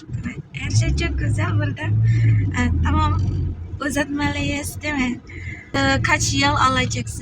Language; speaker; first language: Turkish; non-native, learner; Indonesian